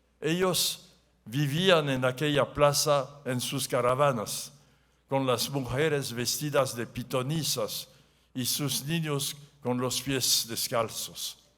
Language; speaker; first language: Spanish; non-native, learner; French